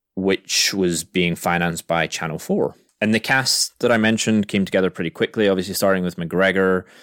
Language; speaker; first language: English; native; English